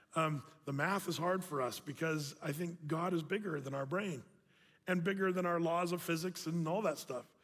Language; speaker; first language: English; native; English